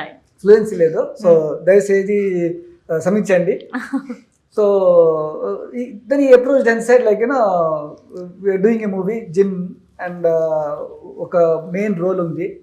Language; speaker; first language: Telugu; non-native, learner; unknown